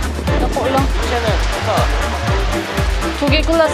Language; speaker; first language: Korean; non-native, learner; Cebuano